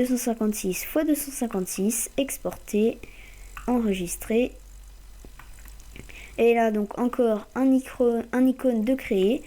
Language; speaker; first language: French; native; French